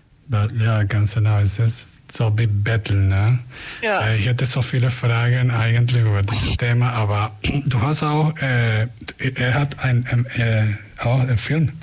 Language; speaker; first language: German; non-native, fluent; Spanish